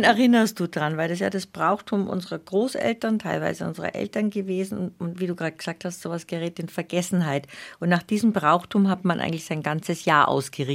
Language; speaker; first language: German; native; German